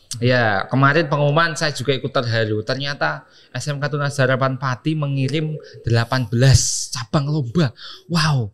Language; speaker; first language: Indonesian; native; Indonesian